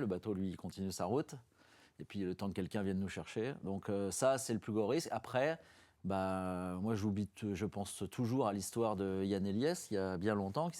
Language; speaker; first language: French; native; French